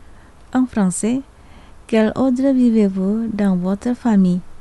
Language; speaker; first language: French; non-native, fluent; Indonesian